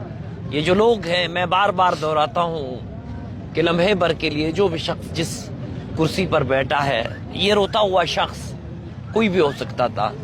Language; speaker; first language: Urdu; native; Urdu